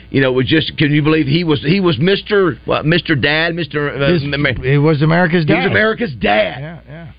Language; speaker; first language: English; native; English